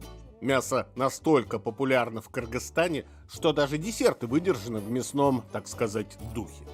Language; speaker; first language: Russian; native; Russian